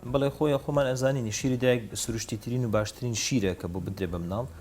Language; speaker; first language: Central Kurdish; native; Central Kurdish